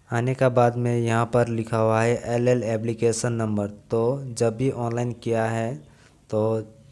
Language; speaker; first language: Hindi; non-native, local second language; Bangla